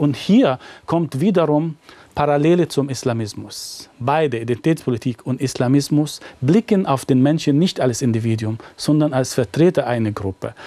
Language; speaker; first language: German; non-native, fluent; Arabic